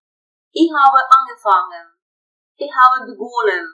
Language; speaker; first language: German; non-native, fluent; Russian